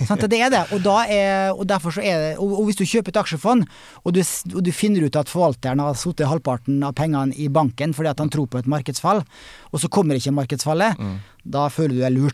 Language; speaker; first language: Norwegian; native; Norwegian